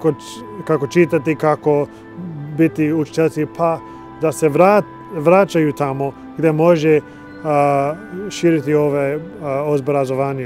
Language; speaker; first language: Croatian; non-native, learner; English